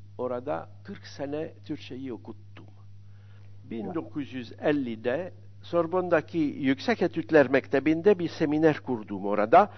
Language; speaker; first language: Turkish; non-native, fluent; French